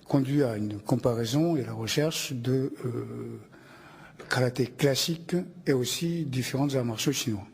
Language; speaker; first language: French; non-native, fluent; Japanese